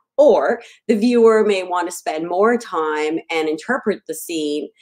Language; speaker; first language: English; native; English